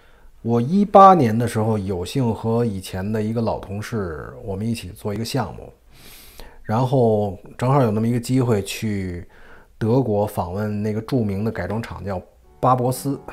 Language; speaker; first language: Chinese; native; Chinese